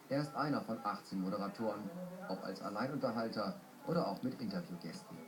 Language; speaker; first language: German; native; German